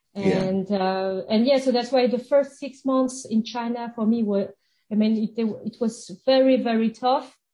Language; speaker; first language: English; non-native, fluent; French